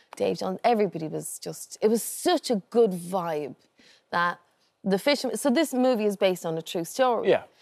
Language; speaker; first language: English; native; English